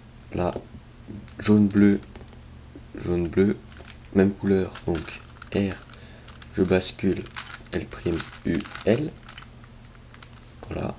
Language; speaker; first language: French; native; French